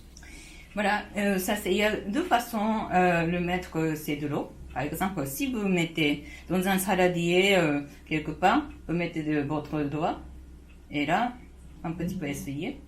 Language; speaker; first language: French; non-native, fluent; Japanese